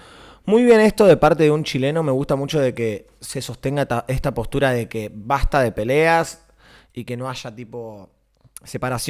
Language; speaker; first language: Spanish; native; Spanish